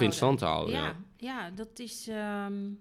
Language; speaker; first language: Dutch; native; Dutch